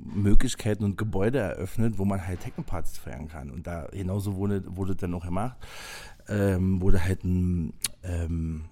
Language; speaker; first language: German; native; German